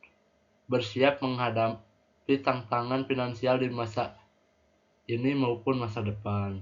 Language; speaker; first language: Indonesian; native; Indonesian